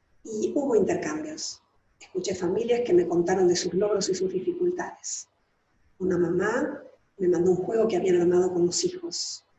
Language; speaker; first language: Spanish; native; Spanish